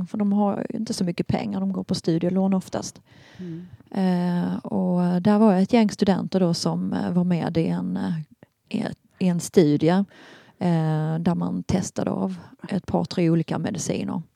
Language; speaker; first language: Swedish; native; Swedish